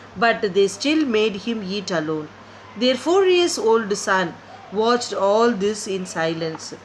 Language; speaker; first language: English; non-native, local second language; Tamil